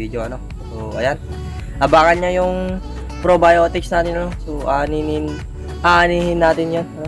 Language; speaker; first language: Filipino; native; Filipino